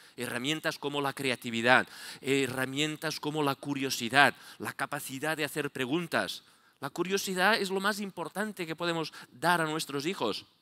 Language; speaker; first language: Spanish; native; Spanish